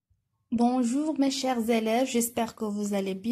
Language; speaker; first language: French; non-native, local second language; Arabic